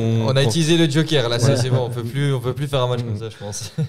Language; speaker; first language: French; native; French